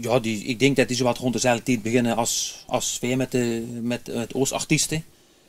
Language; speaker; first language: Dutch; native; Dutch